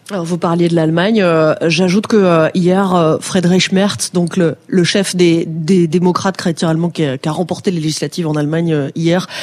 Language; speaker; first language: French; native; French